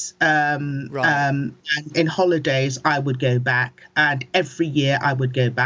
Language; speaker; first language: English; early bilingual, other home language; Akan